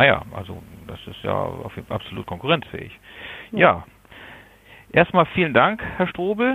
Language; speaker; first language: German; native; German